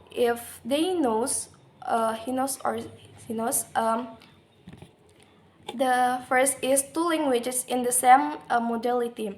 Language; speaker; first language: English; non-native, learner; Indonesian